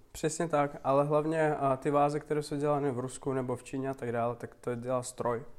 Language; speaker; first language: Czech; non-native, fluent; Turkmen